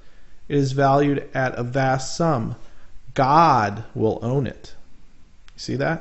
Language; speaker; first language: English; native; English